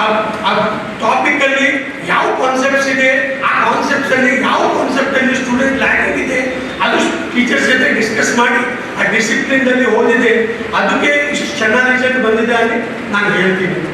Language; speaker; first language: Kannada; non-native, local second language; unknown